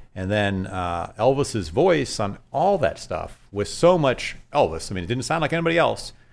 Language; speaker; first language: English; native; English